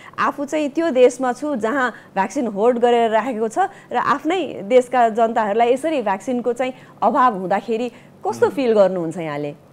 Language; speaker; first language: Nepali; native; Nepali